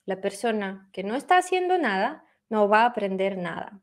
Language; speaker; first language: Spanish; non-native, fluent; Russian